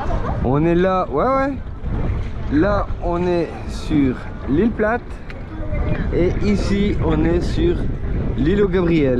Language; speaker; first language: French; native; French